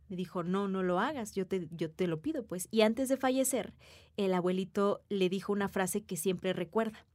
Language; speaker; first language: Spanish; native; Spanish